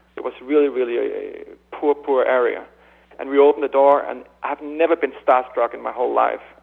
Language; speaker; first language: English; non-native, fluent; Danish